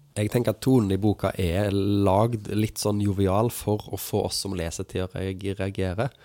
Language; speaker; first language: Norwegian; native; Norwegian